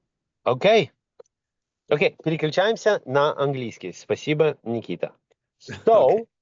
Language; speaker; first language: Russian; early bilingual, heritage; Russian